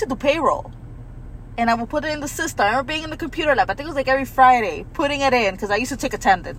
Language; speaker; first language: English; early bilingual, other home language; Spanish